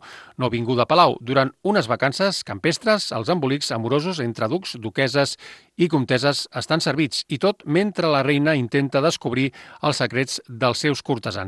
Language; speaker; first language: Catalan; native; Catalan